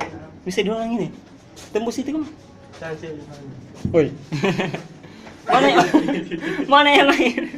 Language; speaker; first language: Indonesian; native; Indonesian